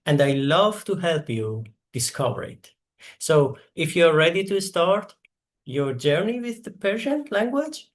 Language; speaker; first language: English; non-native, fluent; Persian